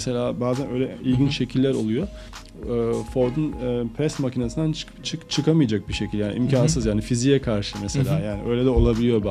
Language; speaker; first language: Turkish; native; Turkish